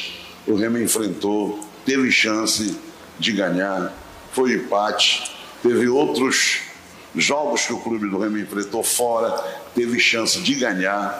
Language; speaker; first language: Portuguese; native; Portuguese